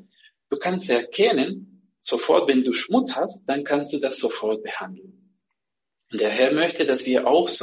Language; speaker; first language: German; non-native, fluent; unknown